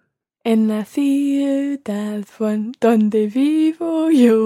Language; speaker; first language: Spanish; non-native, learner; English